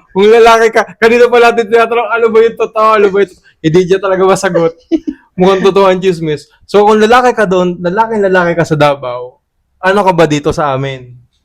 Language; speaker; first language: Filipino; native; Filipino